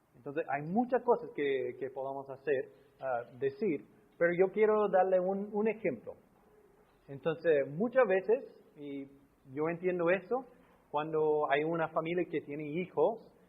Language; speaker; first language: Spanish; non-native, fluent; English